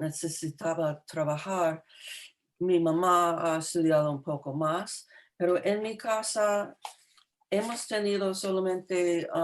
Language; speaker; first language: Spanish; non-native, fluent; English